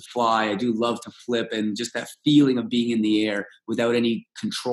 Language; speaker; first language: English; early bilingual, other home language; Russian